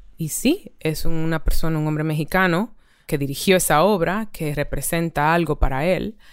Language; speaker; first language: Spanish; native; Spanish